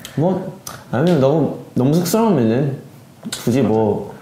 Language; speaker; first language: Korean; early bilingual, heritage; Korean